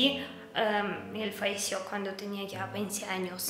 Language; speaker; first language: Spanish; non-native, fluent; Russian